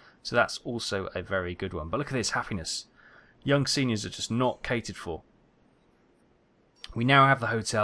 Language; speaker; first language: English; native; English